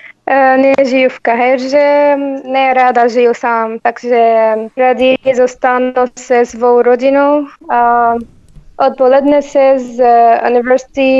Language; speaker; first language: Czech; non-native, learner; Arabic